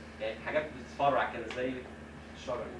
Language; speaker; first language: Arabic; native; Arabic